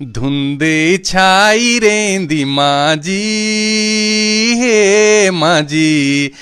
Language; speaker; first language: Hindi; non-native, local second language; Garhwali